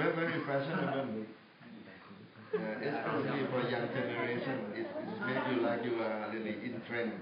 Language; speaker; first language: English; non-native, fluent; Thai